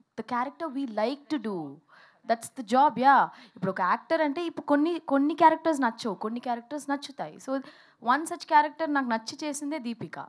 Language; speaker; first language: Telugu; early bilingual, heritage; Telugu